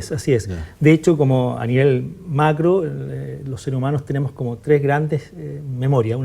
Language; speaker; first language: Spanish; native; Spanish